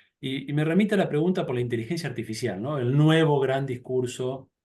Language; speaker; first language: Spanish; native; Spanish